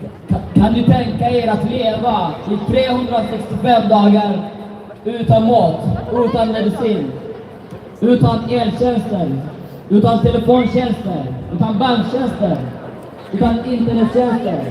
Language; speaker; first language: Swedish; early bilingual, other home language; Tigrinya